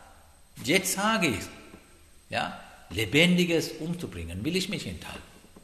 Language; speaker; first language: German; non-native, learner; Sinhala